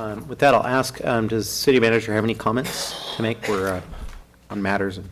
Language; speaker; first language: English; native; English